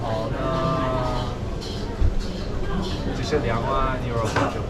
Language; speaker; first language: Chinese; non-native, fluent; English